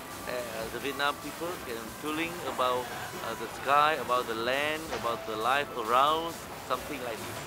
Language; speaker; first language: English; non-native, learner; Vietnamese